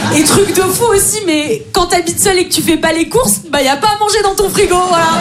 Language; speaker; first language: French; native; French